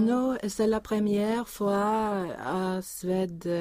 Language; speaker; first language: French; non-native, learner; Swedish